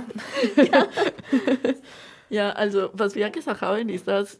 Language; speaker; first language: German; non-native, fluent; Spanish